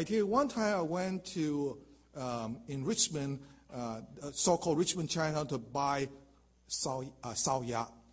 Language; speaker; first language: English; non-native, local second language; Chinese